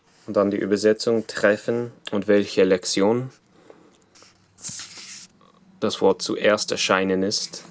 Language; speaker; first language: German; non-native, fluent; English